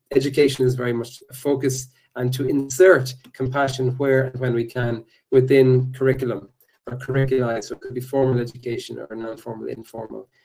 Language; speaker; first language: English; native; English